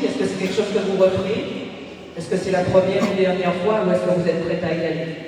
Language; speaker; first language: French; native; French